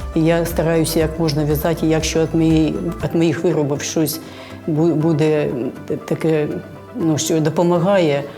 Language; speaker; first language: Ukrainian; native; Ukrainian